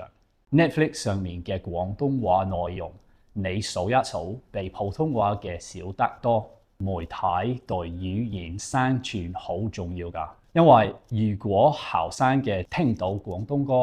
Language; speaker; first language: Cantonese; non-native, fluent; English